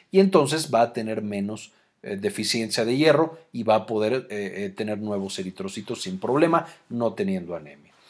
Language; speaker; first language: Spanish; native; Spanish